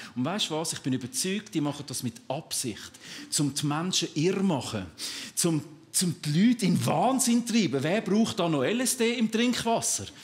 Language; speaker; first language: German; native; German